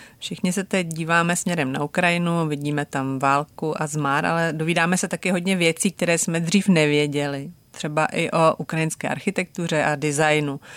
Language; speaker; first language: Czech; native; Czech